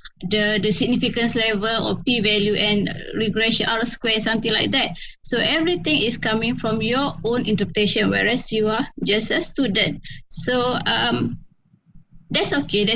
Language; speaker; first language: English; non-native, fluent; Malay